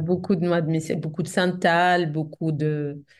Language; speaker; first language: French; non-native, fluent; Arabic